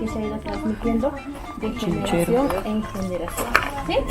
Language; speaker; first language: Spanish; native; Spanish